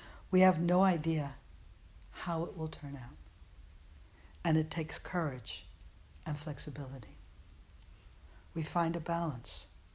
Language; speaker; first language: English; native; English